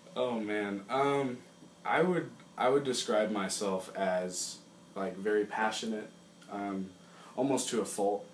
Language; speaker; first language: English; native; English